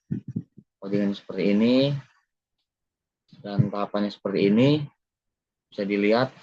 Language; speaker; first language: Indonesian; native; Indonesian